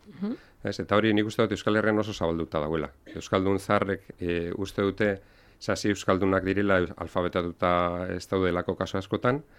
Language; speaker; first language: Basque; non-native, local second language; Spanish